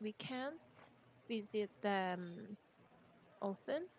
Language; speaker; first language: English; non-native, learner; Korean